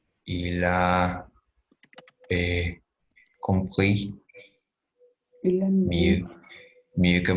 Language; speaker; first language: French; non-native, learner; Spanish